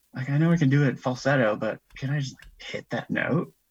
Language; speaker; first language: English; native; English